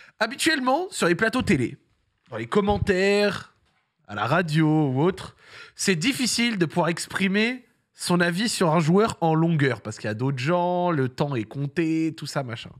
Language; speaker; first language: French; early bilingual, other home language; Arabic